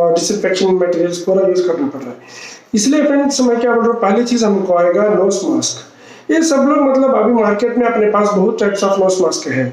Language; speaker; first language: Hindi; non-native, local second language; Telugu